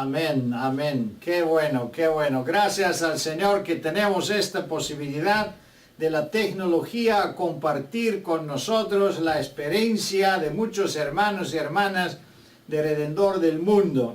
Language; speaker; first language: Spanish; non-native, fluent; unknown